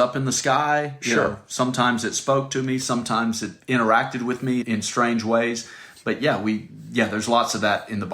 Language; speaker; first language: English; native; English